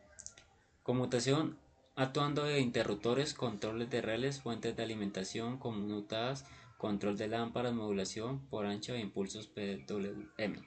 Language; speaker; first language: Spanish; native; Spanish